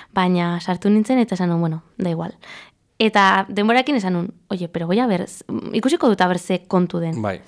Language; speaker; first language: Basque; non-native, local second language; Spanish